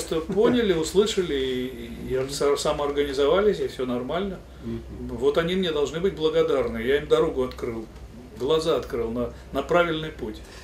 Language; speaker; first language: Russian; native; Russian